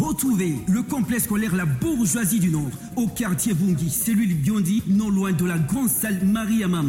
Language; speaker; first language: French; non-native, local second language; Swahili